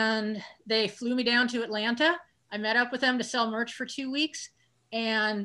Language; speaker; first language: English; native; English